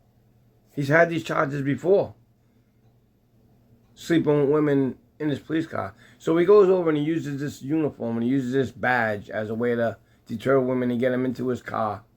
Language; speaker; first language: English; native; English